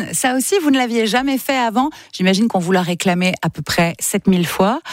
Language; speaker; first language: French; native; French